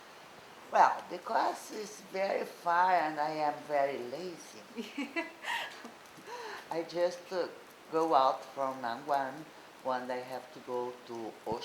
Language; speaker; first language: English; non-native, learner; Portuguese